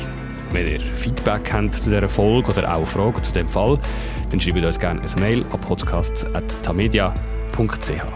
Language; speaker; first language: German; native; German